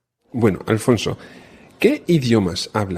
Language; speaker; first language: Spanish; non-native, fluent; English